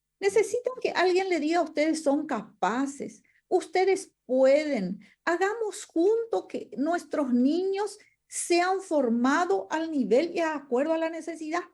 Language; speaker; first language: Spanish; non-native, local second language; Guarani